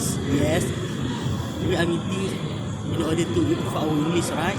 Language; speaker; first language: English; non-native, learner; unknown